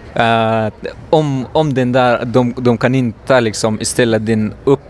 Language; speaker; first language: Swedish; non-native, learner; Persian